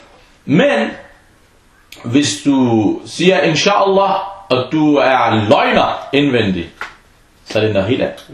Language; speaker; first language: Danish; non-native, fluent; Arabic